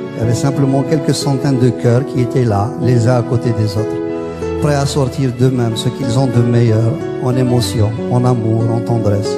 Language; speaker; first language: French; non-native, local second language; Kabyle